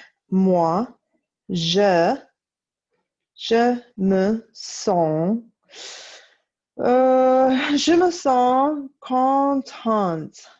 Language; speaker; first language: French; non-native, fluent; English